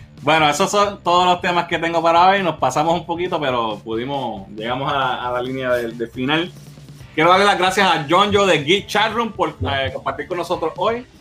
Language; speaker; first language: Spanish; native; Spanish